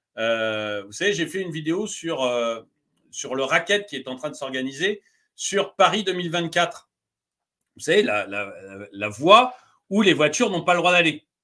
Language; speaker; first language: French; native; French